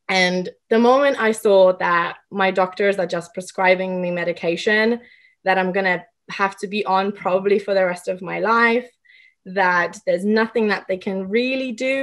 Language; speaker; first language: English; native; English